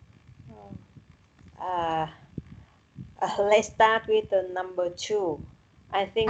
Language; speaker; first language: English; non-native, learner; Vietnamese